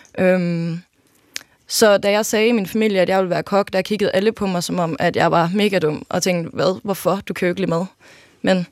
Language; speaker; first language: Danish; native; Danish